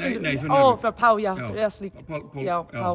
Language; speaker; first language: Icelandic; non-native, learner; English